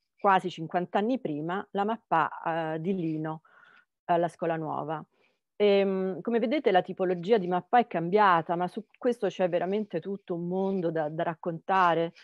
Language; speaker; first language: Italian; native; Italian